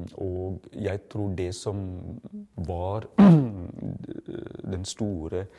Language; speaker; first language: Norwegian; non-native, fluent; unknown